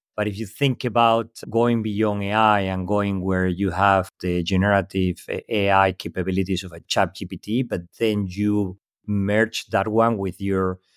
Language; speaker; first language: English; non-native, fluent; Spanish